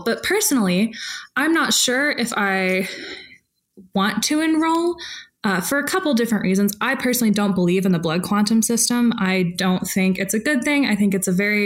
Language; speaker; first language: English; native; English